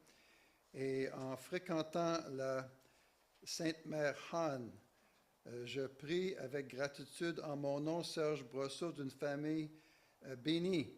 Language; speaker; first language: French; native; French